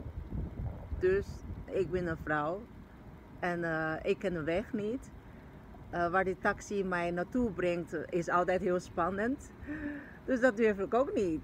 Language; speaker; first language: Dutch; non-native, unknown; Chinese